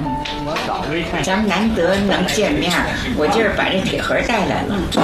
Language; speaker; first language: Chinese; native; Chinese